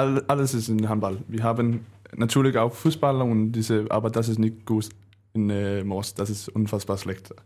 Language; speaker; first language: German; non-native, learner; Danish